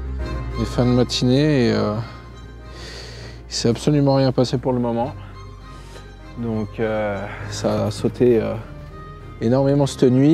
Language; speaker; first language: French; native; French